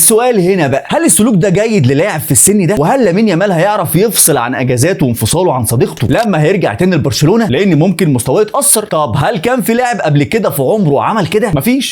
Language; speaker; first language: Arabic; native; Arabic